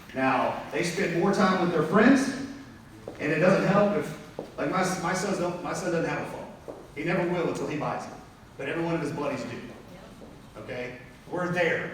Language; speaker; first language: English; native; English